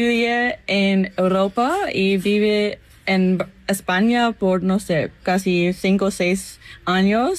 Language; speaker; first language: Spanish; non-native, fluent; English